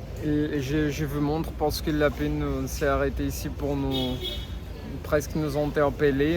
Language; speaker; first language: French; non-native, fluent; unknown